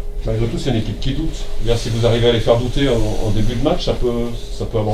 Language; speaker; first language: French; native; French